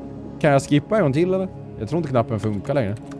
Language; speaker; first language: Swedish; native; Swedish